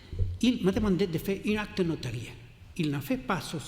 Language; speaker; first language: French; non-native, learner; Catalan